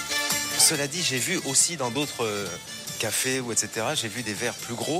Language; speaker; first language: French; native; French